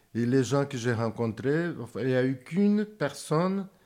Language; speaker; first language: French; non-native, fluent; Portuguese